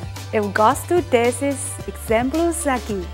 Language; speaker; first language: Portuguese; non-native, fluent; Chinese